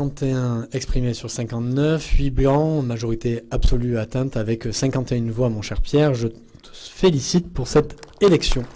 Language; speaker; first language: French; native; French